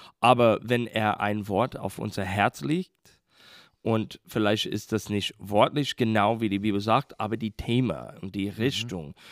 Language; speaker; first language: German; non-native, fluent; English